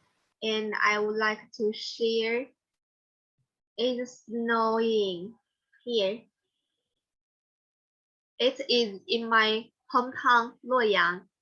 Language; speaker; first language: English; non-native, learner; Chinese